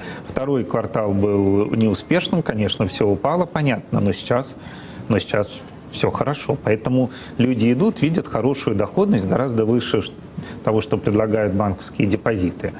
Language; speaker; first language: Russian; native; Russian